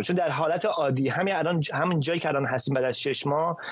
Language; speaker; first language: Persian; native; Persian